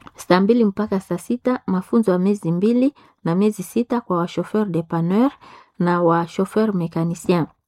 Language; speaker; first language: Swahili; non-native, local second language; Nande